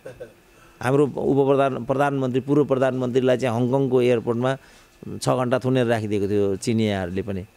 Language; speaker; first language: Nepali; native; Nepali